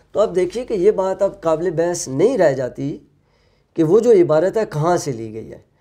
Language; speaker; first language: Urdu; non-native, local second language; Punjabi